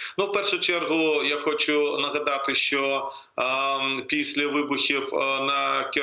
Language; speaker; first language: Ukrainian; non-native, local second language; Crimean Tatar